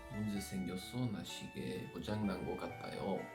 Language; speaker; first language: Korean; non-native, learner; English